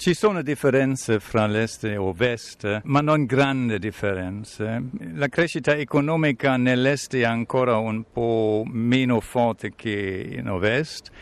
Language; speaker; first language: Italian; non-native, fluent; German